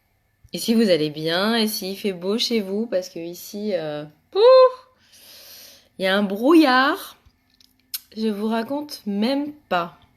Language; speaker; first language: French; native; French